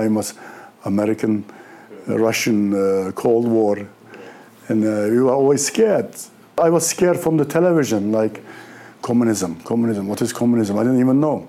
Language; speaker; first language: English; non-native, learner; Turkish